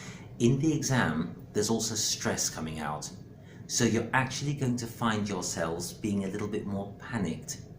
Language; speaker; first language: English; non-native, fluent; Greek